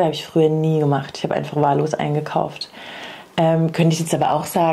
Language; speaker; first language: German; native; German